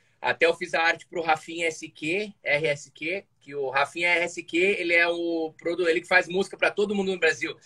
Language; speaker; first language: Portuguese; native; Portuguese